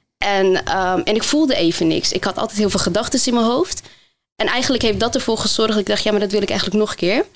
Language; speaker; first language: Dutch; early bilingual, other home language; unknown